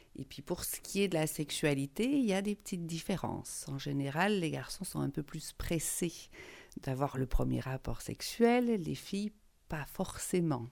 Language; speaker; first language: French; native; French